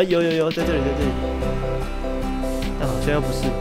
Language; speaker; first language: Chinese; native; Chinese